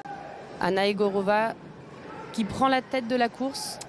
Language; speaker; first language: French; native; French